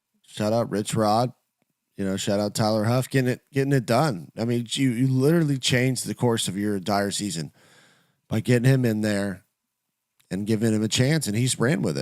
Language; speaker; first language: English; native; English